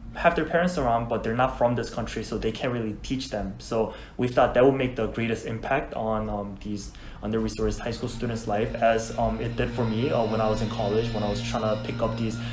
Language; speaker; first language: English; non-native, fluent; Korean